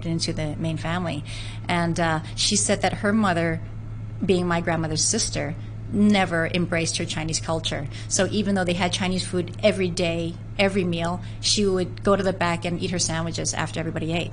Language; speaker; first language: English; native; English